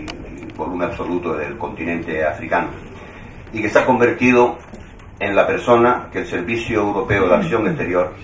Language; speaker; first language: Spanish; native; Spanish